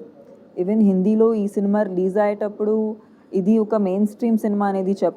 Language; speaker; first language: Telugu; non-native, fluent; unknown